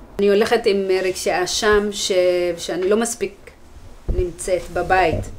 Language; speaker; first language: Hebrew; early bilingual, other home language; Amharic